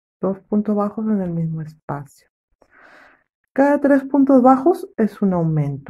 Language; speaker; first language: Spanish; native; Spanish